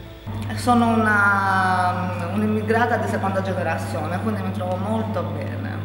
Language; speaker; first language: Italian; early bilingual, other home language; Albanian